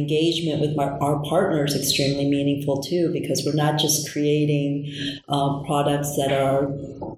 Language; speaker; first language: English; early bilingual, other home language; Korean